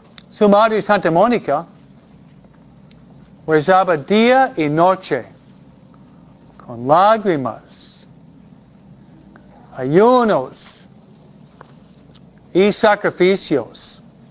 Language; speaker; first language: Spanish; native; Spanish